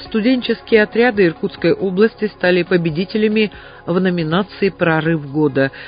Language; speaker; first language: Russian; native; Russian